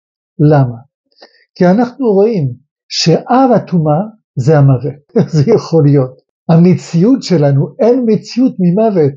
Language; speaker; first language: Hebrew; non-native, fluent; French